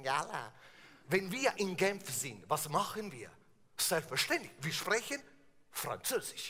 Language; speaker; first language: German; non-native, fluent; Italian